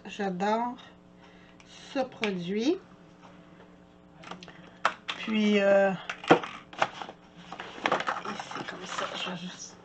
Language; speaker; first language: French; native; French